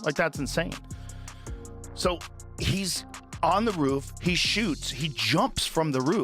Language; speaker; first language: English; native; English